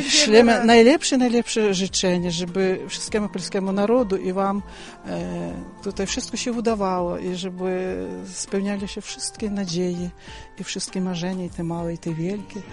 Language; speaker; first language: Polish; early bilingual, heritage; Polish